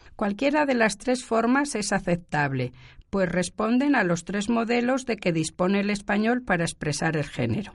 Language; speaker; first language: Spanish; native; Spanish